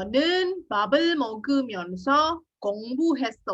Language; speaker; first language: Korean; non-native, fluent; Indonesian